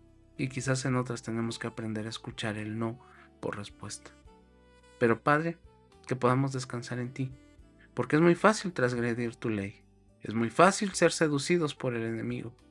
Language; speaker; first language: Spanish; native; Spanish